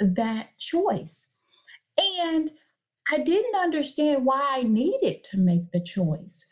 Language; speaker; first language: English; native; English